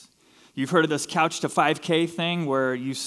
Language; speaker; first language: English; native; English